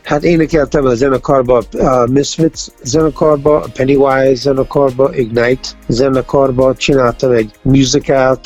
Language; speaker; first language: Hungarian; early bilingual, heritage; Hungarian